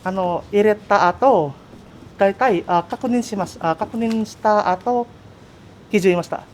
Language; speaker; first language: Japanese; non-native, learner; Indonesian